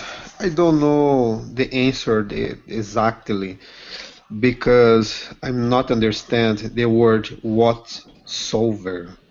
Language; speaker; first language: English; non-native, learner; Portuguese